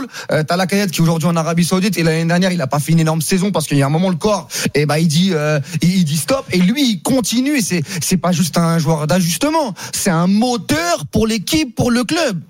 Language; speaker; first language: French; native; French